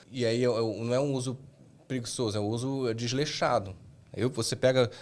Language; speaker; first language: Portuguese; native; Portuguese